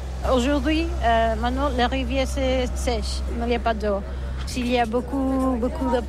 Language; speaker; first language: French; non-native, learner; Catalan